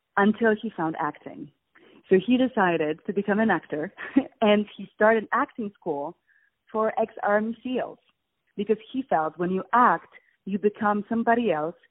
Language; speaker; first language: English; non-native, fluent; Polish